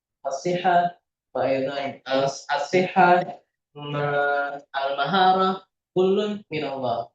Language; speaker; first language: Arabic; non-native, fluent; Indonesian